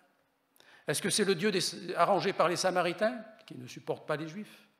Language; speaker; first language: French; native; French